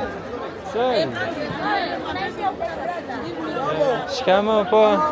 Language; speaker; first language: English; non-native, learner; French